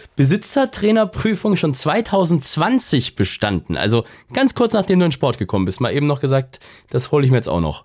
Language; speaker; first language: German; native; German